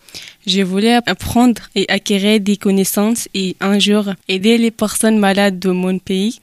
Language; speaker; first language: French; non-native, learner; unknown